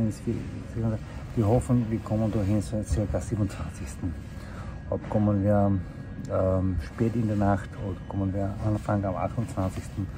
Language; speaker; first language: German; non-native, fluent; Slovak